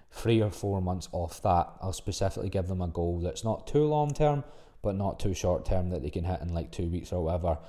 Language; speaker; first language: English; native; English